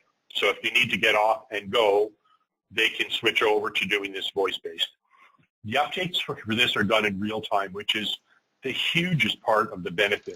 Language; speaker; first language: English; native; English